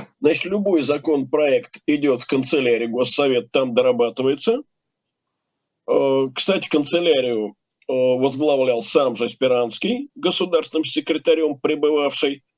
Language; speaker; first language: Russian; native; Russian